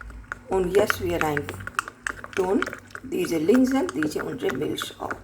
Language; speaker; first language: German; non-native, learner; Hindi